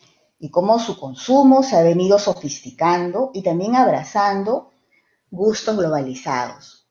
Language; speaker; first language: Spanish; native; Spanish